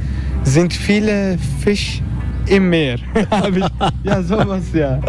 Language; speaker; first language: German; non-native, learner; Turkish